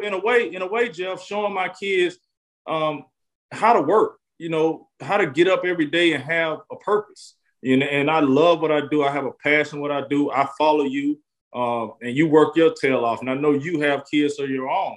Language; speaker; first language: English; native; English